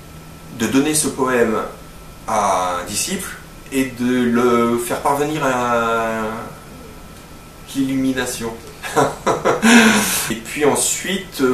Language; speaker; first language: French; native; French